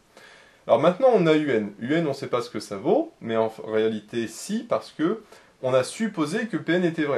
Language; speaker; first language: French; native; French